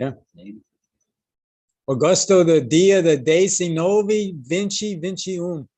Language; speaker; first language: Portuguese; non-native, learner; English